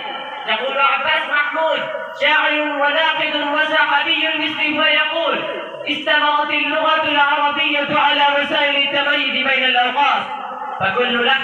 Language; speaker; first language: Arabic; non-native, learner; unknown